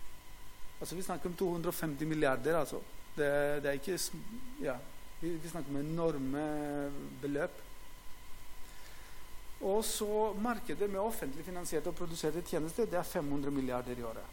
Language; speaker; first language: Norwegian; non-native, fluent; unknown